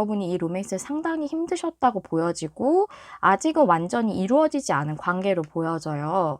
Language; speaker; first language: Korean; native; Korean